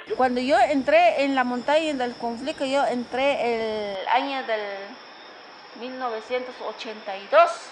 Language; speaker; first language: Spanish; non-native, local second language; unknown